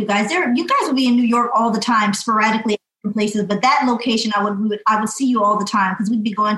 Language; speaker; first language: English; native; English